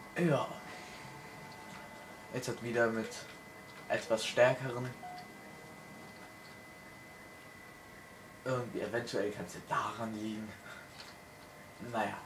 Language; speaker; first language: German; native; German